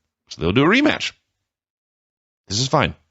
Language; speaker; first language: English; native; English